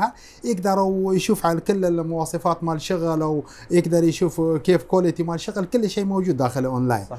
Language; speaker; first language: Arabic; non-native, fluent; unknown